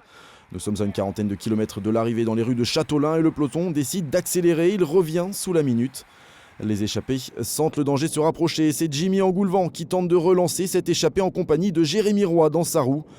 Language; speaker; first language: French; native; French